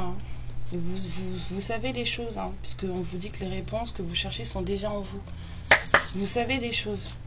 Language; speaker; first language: French; native; French